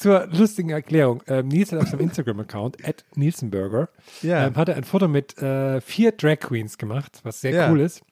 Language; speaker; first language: German; native; German